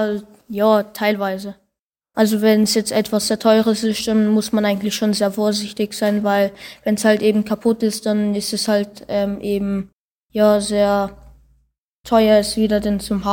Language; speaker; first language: German; native; German